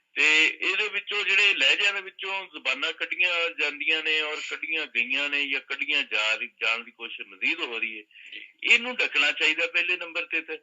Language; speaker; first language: Punjabi; native; Punjabi